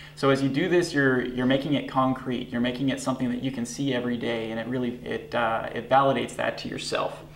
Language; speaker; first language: English; native; English